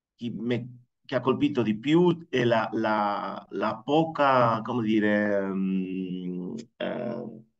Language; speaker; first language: Italian; non-native, fluent; Spanish